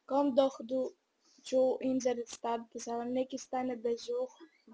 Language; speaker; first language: German; non-native, learner; Greek